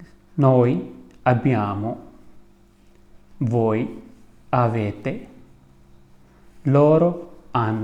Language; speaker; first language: Italian; non-native, fluent; Urdu